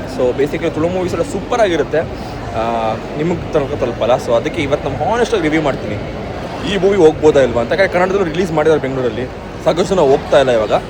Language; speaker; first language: Kannada; non-native, local second language; Tulu